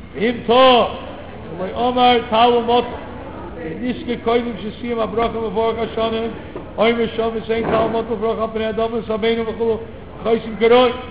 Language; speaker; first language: Hebrew; non-native, fluent; English